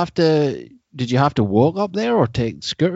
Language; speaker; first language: English; native; English